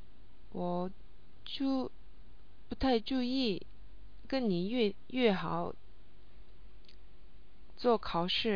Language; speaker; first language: Chinese; non-native, learner; English